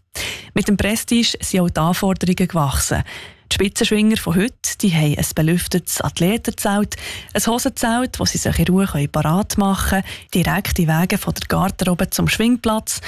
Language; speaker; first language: German; native; German